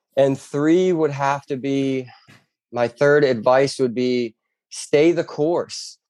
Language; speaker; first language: English; native; English